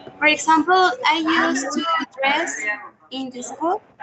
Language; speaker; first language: English; non-native, learner; Spanish